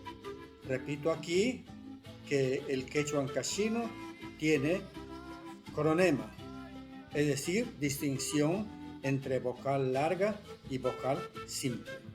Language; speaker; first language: Spanish; non-native, local second language; Quechua